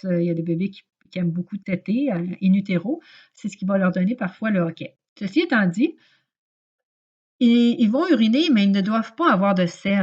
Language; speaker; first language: French; native; French